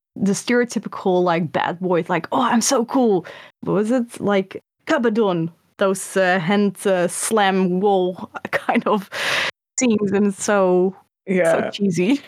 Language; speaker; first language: English; early bilingual, other home language; Dutch